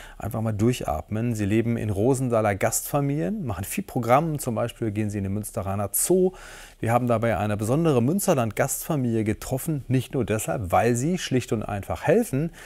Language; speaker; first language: German; native; German